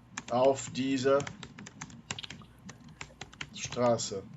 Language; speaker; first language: German; non-native, fluent; Portuguese